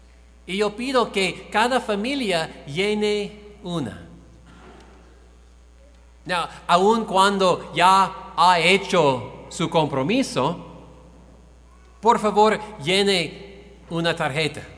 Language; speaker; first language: Spanish; non-native, fluent; English